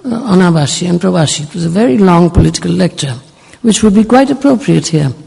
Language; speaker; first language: English; non-native, local second language; Bangla